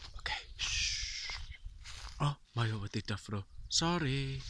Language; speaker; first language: Welsh; non-native, local second language; English